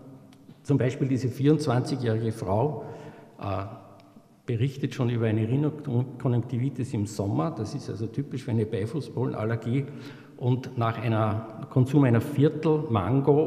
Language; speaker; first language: German; native; German